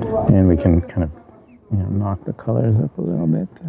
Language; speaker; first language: English; native; English